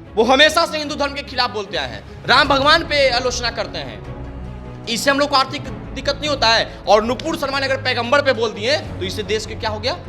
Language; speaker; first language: Hindi; native; Hindi